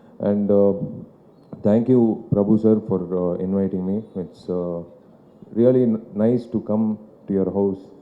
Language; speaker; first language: English; non-native, local second language; Tamil